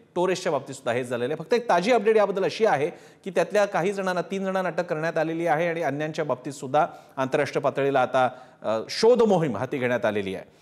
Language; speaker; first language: Marathi; native; Marathi